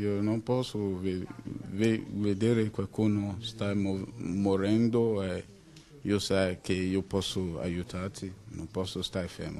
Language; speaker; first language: Italian; non-native, learner; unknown